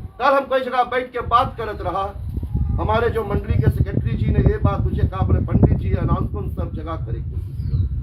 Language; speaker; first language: Hindi; native; Hindi